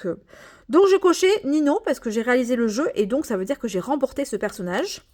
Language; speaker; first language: French; native; French